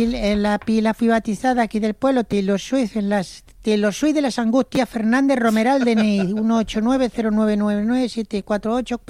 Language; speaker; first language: Spanish; native; Spanish